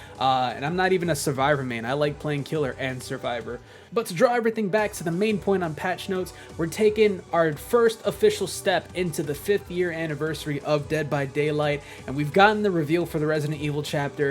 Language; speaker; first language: English; native; English